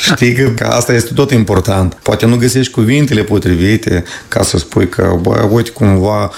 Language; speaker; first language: Romanian; native; Romanian